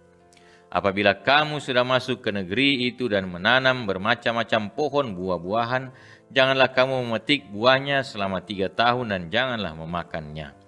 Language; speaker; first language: Indonesian; native; Indonesian